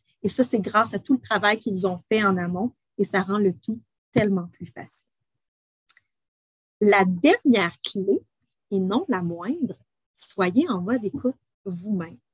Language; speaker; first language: French; native; French